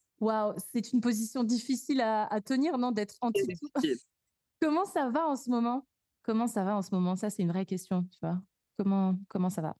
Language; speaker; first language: French; native; French